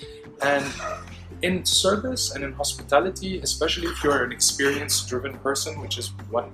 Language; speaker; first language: English; non-native, local second language; Arabic